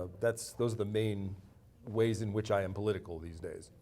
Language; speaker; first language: English; native; English